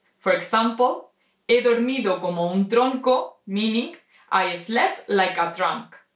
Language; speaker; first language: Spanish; native; Spanish